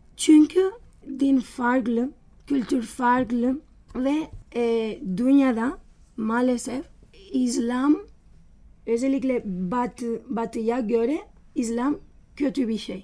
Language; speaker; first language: Turkish; non-native, learner; Spanish